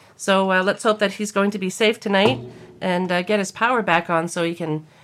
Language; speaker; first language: English; native; English